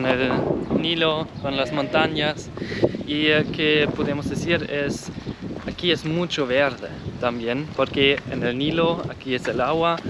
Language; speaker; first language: Spanish; non-native, learner; German